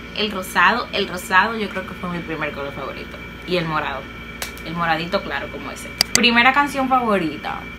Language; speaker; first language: Spanish; native; Spanish